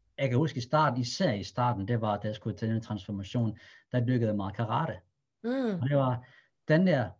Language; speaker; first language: Danish; early bilingual, other home language; Arabic